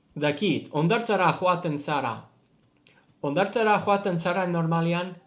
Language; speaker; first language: Basque; non-native, learner; English